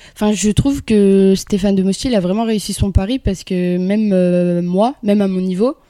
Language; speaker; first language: French; early bilingual, other home language; Kabyle